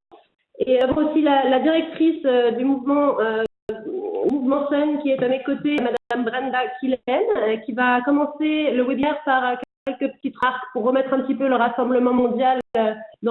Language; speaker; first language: French; native; French